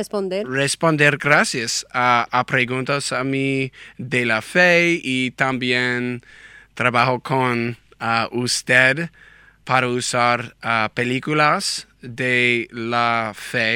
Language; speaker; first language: Spanish; non-native, learner; English